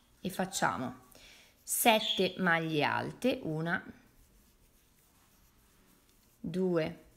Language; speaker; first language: Italian; native; Italian